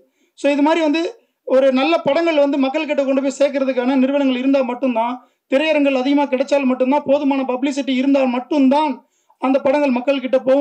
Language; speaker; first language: Tamil; native; Tamil